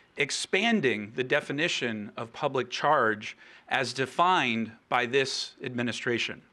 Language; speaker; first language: English; early bilingual, other home language; Spanish